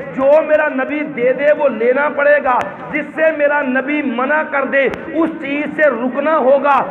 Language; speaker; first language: Urdu; non-native, local second language; Punjabi